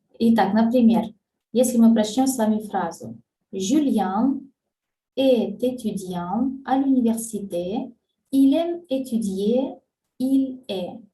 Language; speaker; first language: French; non-native, fluent; Russian